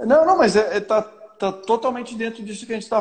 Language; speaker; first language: Portuguese; native; Portuguese